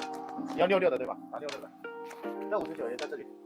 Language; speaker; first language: Chinese; native; Chinese